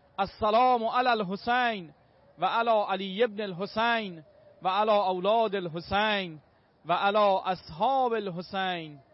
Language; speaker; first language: Persian; native; Persian